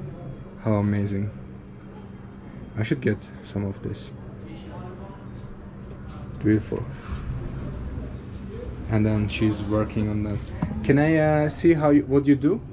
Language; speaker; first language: English; non-native, fluent; Azerbaijani